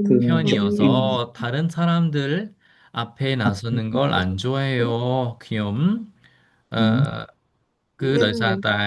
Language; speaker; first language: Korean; non-native, fluent; Khmer